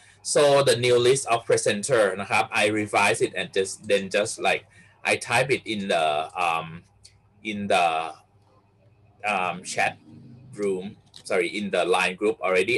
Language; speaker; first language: English; non-native, fluent; Thai